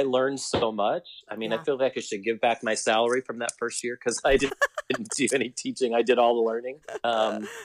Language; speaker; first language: English; native; English